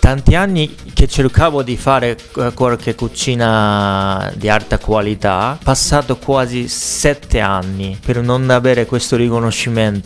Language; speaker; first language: Italian; non-native, fluent; Japanese